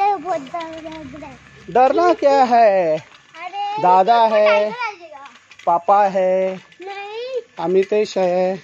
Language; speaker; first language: Hindi; non-native, local second language; Marathi